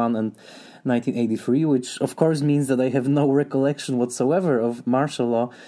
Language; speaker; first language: English; non-native, fluent; Polish